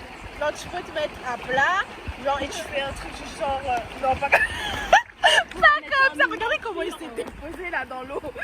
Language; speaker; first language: French; native; French